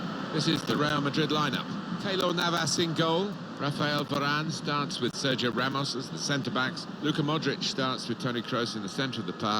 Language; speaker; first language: English; native; English